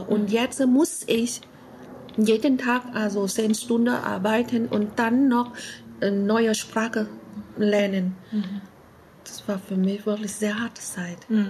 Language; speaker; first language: German; non-native, learner; Vietnamese